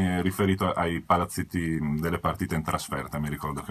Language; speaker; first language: Italian; native; Italian